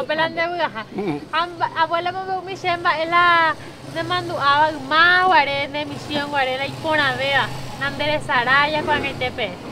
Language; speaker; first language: Spanish; native; Spanish